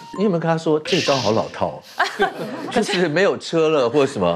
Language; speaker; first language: Chinese; native; Chinese